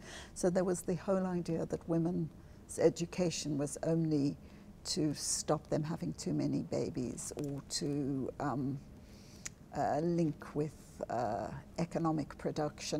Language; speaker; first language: English; native; English